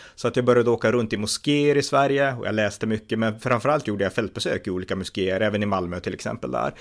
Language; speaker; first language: Swedish; native; Swedish